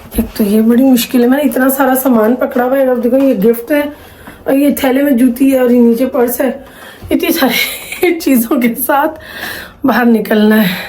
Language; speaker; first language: Urdu; native; Urdu